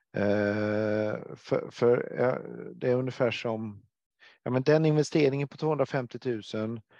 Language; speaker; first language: Swedish; native; Swedish